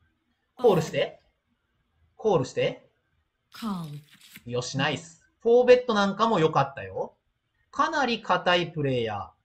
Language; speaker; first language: Japanese; native; Japanese